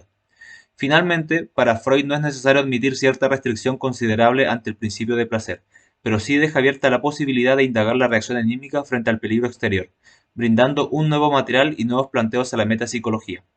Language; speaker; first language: Spanish; native; Spanish